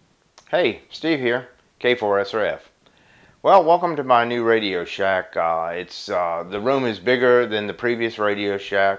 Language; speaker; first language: English; native; English